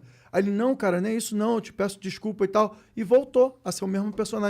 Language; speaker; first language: Portuguese; native; Portuguese